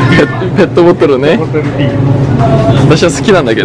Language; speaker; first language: Japanese; non-native, fluent; Korean